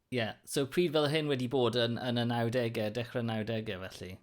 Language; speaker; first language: Welsh; non-native, local second language; English